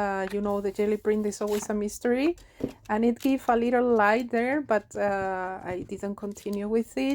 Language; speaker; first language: English; non-native, fluent; Spanish